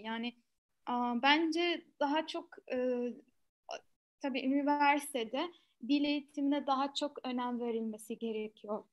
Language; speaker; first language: Turkish; non-native, fluent; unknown